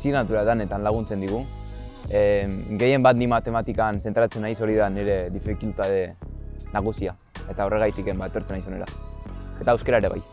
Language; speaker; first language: Basque; non-native, local second language; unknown